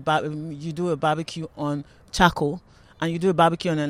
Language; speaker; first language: English; non-native, local second language; Yoruba